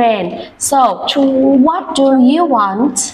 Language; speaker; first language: English; non-native, fluent; Vietnamese